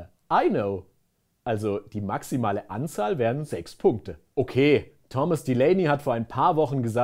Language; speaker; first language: German; native; German